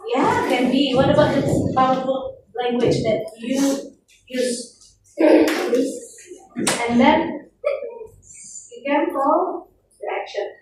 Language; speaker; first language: English; non-native, fluent; Indonesian